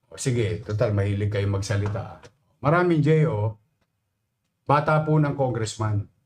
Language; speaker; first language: Filipino; native; Filipino